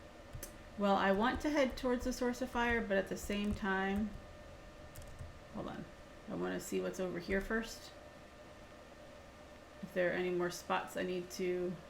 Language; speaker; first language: English; native; English